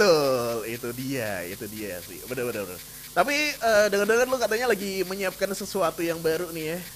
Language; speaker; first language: Indonesian; native; Indonesian